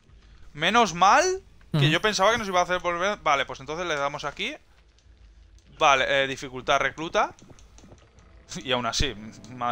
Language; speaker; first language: Spanish; native; Spanish